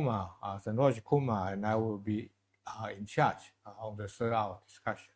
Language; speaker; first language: English; non-native, fluent; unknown